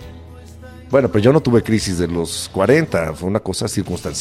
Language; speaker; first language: Spanish; native; Spanish